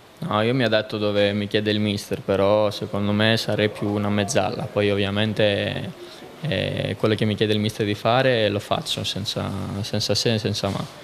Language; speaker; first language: Italian; non-native, fluent; Greek